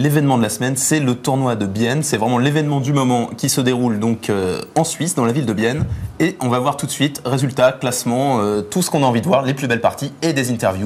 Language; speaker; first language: French; native; French